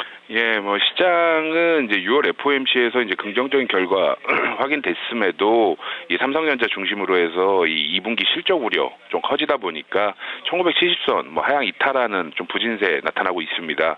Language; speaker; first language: Korean; native; Korean